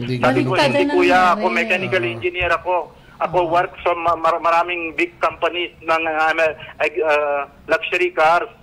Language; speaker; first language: Filipino; non-native, learner; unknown